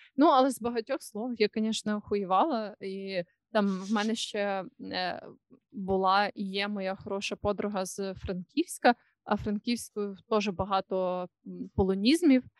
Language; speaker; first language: Ukrainian; non-native, local second language; Russian